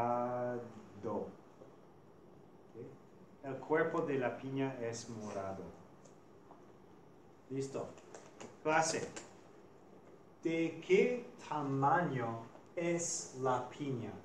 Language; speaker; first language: Spanish; non-native, fluent; English